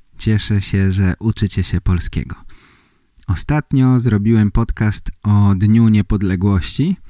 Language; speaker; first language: Polish; native; Polish